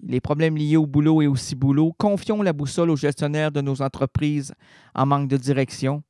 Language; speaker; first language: French; native; French